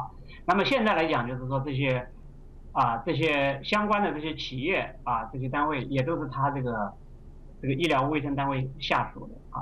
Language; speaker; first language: Chinese; native; Chinese